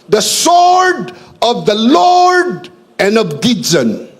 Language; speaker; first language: English; non-native, local second language; Filipino